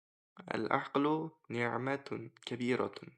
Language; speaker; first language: Arabic; non-native, fluent; Uzbek